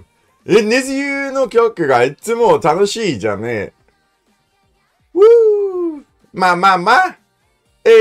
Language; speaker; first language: Japanese; non-native, learner; English